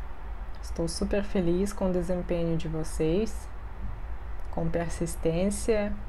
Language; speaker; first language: Portuguese; non-native, fluent; Russian